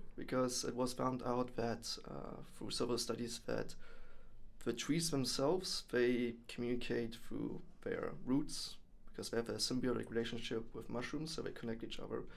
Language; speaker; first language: English; non-native, fluent; German